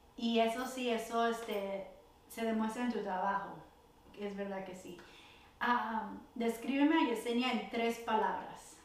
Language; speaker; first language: Spanish; early bilingual, heritage; Spanish